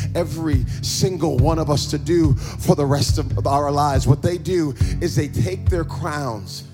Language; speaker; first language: English; native; English